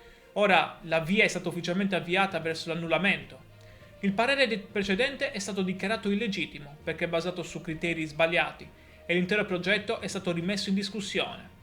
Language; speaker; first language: Italian; native; Italian